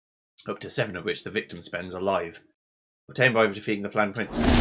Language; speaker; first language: English; native; English